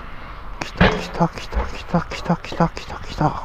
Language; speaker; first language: Japanese; native; Japanese